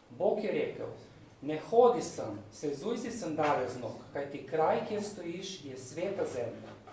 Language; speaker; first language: Slovenian; native; Slovenian